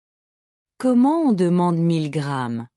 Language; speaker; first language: French; non-native, local second language; Arabic